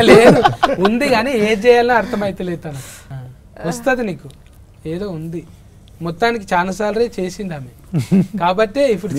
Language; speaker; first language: Telugu; native; Telugu